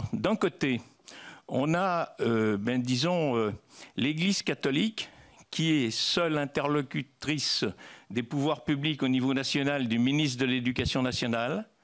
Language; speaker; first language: French; native; French